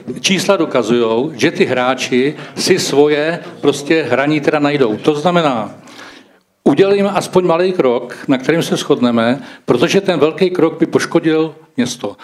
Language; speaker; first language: Czech; native; Czech